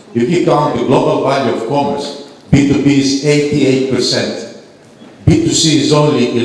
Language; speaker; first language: English; non-native, fluent; Greek